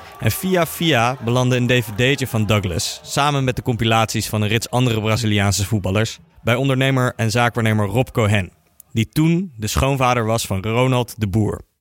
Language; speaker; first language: Dutch; native; Dutch